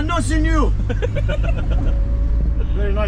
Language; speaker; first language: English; non-native, learner; Arabic